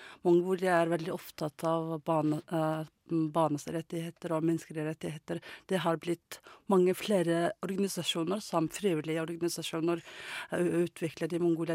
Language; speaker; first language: Norwegian; non-native, learner; Mongolian